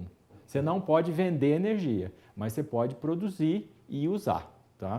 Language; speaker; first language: Portuguese; native; Portuguese